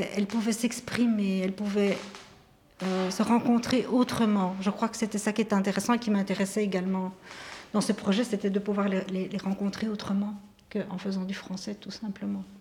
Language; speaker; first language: French; native; French